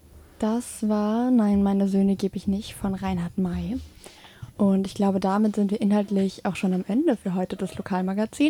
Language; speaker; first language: German; native; German